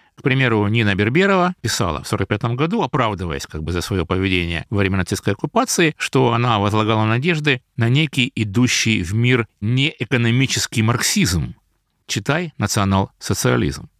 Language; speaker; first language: Russian; native; Russian